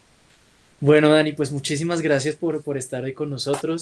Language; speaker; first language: Spanish; native; Spanish